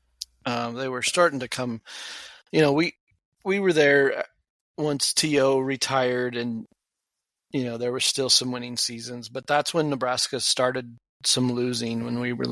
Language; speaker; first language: English; native; English